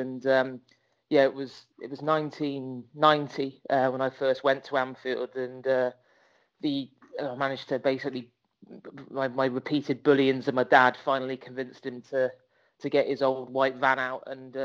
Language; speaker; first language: English; native; English